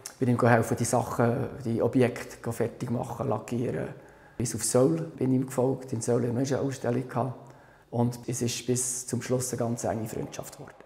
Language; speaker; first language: German; native; German